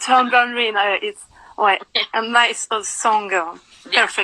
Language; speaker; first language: English; non-native, learner; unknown